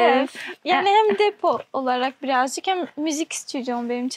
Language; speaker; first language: Turkish; early bilingual, heritage; Turkish